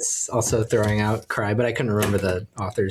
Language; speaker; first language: English; native; English